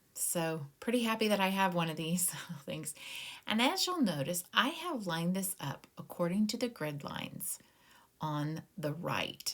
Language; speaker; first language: English; native; English